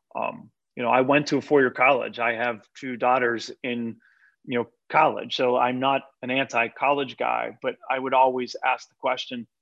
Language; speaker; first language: English; native; English